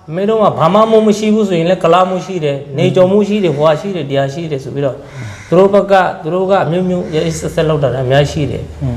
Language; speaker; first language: Burmese; non-native, local second language; Rohingya